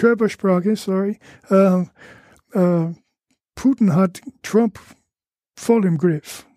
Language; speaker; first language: German; non-native, fluent; English